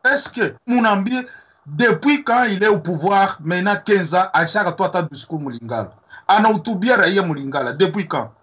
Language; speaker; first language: French; non-native, local second language; Swahili